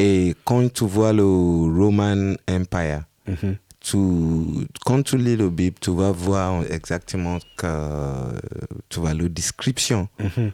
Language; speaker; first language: French; non-native, learner; Yoruba